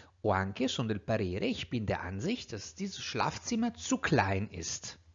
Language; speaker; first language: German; non-native, fluent; Italian